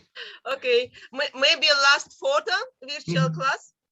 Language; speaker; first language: English; non-native, learner; Russian